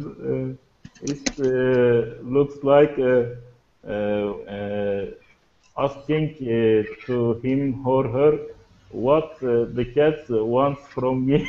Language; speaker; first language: English; non-native, learner; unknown